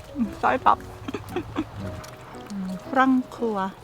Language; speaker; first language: Korean; native; Korean